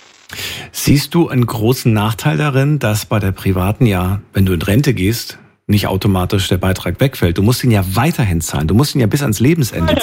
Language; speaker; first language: German; native; German